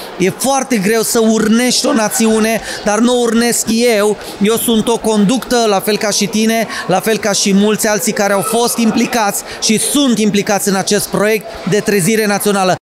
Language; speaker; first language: Romanian; native; Romanian